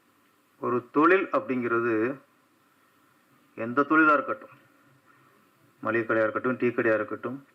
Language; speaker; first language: Tamil; native; Tamil